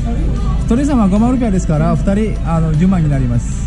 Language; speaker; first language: Japanese; non-native, fluent; Indonesian